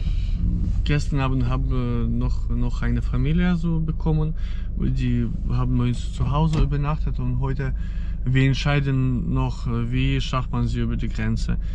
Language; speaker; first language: German; non-native, fluent; Ukrainian